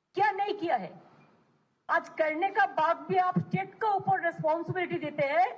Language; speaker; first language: Hindi; non-native, local second language; Bangla